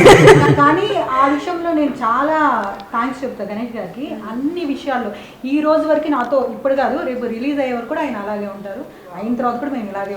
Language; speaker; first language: Telugu; native; Telugu